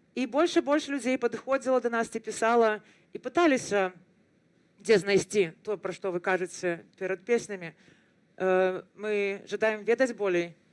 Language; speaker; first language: Belarusian; non-native, local second language; Russian